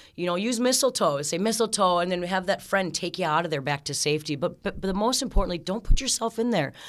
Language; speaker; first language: English; native; English